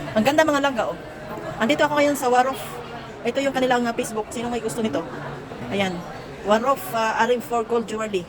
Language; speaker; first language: Filipino; non-native, local second language; Cebuano